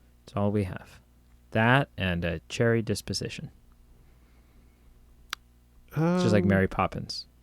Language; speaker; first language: English; native; English